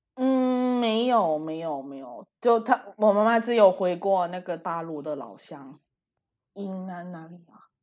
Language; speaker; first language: Chinese; early bilingual, heritage; Chinese